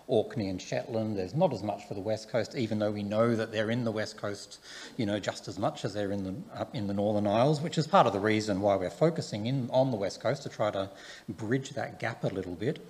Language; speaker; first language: English; native; English